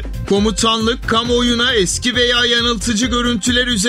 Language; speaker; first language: Turkish; native; Turkish